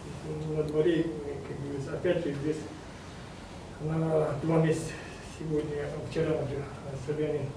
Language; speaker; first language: Russian; non-native, local second language; Kyrgyz